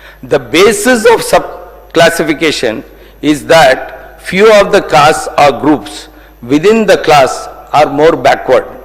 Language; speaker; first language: English; non-native, local second language; Telugu